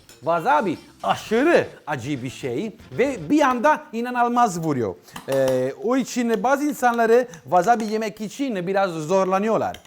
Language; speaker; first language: Turkish; non-native, learner; Italian